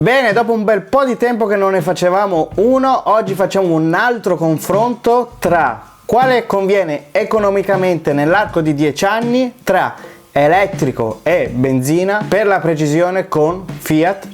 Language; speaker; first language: Italian; native; Italian